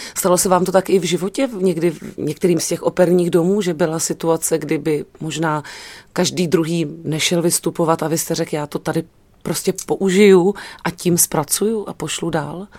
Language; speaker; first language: Czech; native; Czech